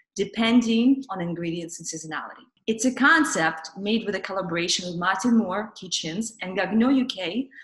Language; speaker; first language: English; non-native, fluent; Russian